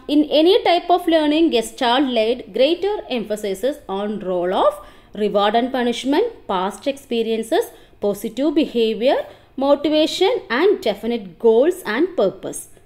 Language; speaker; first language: English; non-native, local second language; Malayalam